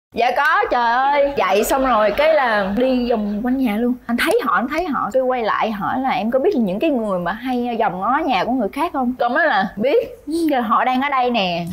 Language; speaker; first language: Vietnamese; native; Vietnamese